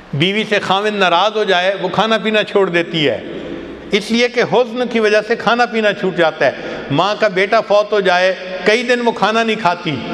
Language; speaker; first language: Urdu; non-native, local second language; Punjabi